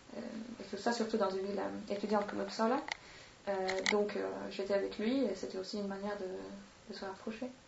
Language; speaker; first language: French; non-native, fluent; Swedish